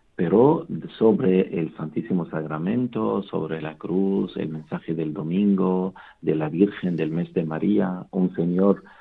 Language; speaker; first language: Spanish; non-native, fluent; Arabic